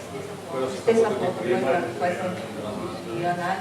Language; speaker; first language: Italian; non-native, fluent; Portuguese